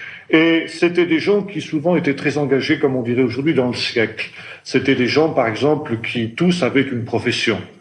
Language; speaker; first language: French; native; French